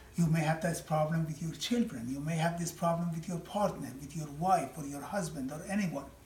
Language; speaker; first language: English; non-native, fluent; Persian